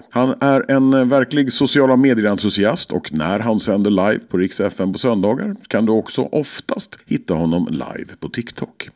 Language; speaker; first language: Swedish; native; Swedish